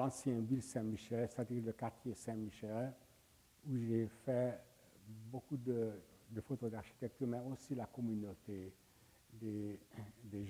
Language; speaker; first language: French; non-native, fluent; Hungarian